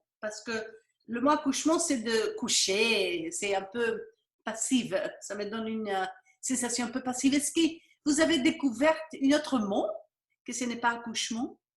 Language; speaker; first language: French; non-native, fluent; Spanish